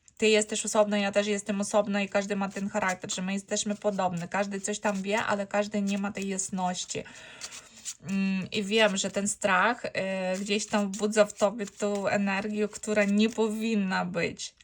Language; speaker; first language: Polish; non-native, fluent; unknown